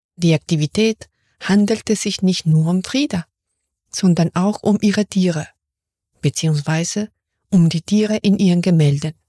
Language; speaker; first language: German; non-native, fluent; Spanish